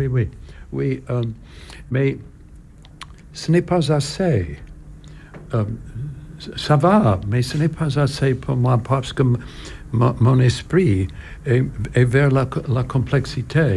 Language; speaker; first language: French; non-native, learner; English